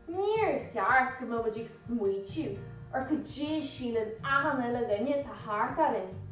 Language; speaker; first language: Irish; native; Irish